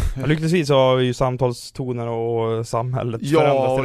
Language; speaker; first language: Swedish; native; Swedish